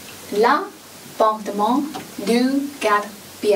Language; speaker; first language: French; non-native, learner; Chinese